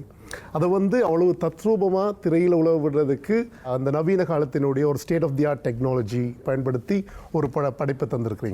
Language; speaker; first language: Tamil; native; Tamil